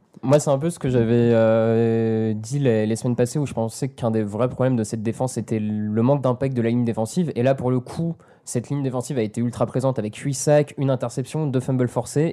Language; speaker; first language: French; native; French